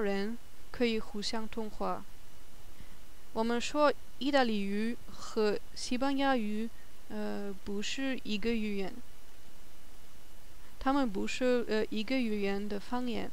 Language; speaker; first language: Chinese; non-native, learner; German